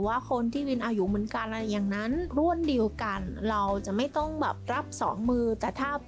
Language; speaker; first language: Thai; non-native, fluent; Vietnamese